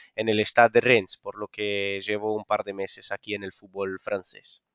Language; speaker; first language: Spanish; non-native, fluent; Portuguese